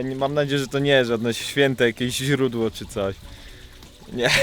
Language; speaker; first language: Polish; native; Polish